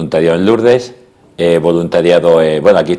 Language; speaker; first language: Spanish; native; Spanish